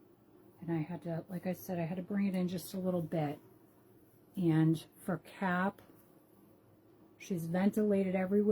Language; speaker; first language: English; native; English